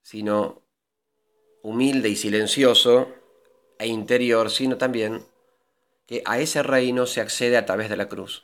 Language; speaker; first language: Spanish; native; Spanish